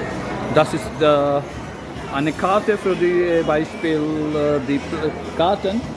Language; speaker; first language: German; non-native, learner; Urdu